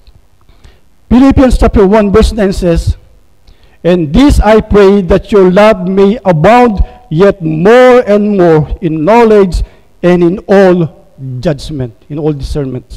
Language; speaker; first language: English; non-native, local second language; Filipino